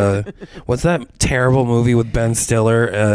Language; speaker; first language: English; native; English